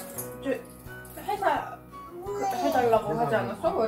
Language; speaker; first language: Korean; non-native, fluent; Russian